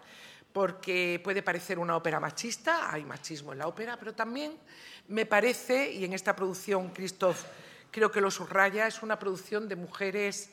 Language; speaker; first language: Spanish; native; Spanish